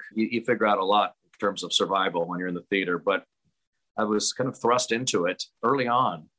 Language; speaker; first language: English; native; English